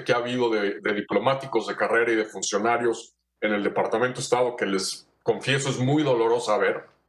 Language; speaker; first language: Spanish; native; Spanish